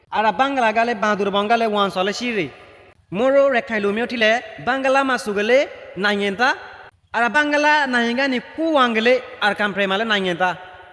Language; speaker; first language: Burmese; native; Burmese